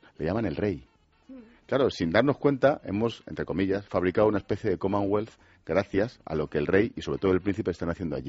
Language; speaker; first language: Spanish; native; Spanish